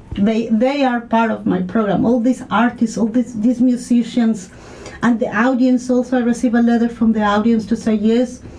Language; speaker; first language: English; non-native, learner; Spanish